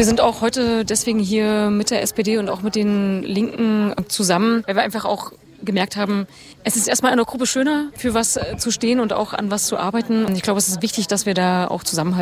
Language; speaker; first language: German; native; German